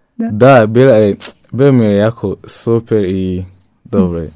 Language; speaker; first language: Croatian; non-native, learner; French